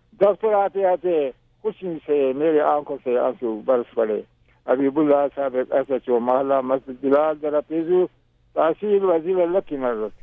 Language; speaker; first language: Urdu; non-native, local second language; Pashto